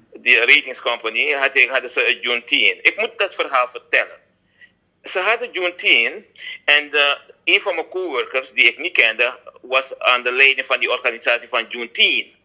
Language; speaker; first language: Dutch; native; Dutch